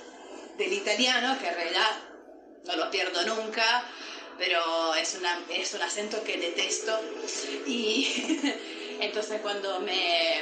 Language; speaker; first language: Spanish; non-native, fluent; Italian